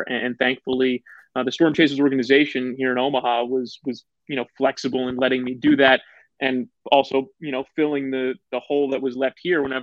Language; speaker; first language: English; native; English